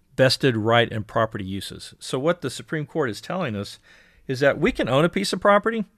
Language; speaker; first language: English; native; English